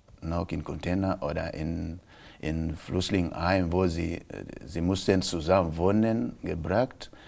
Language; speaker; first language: German; non-native, local second language; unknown